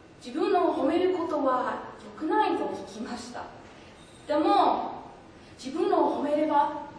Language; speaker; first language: Japanese; non-native, learner; English